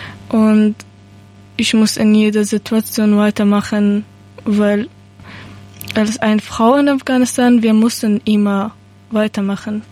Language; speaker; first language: German; non-native, learner; Persian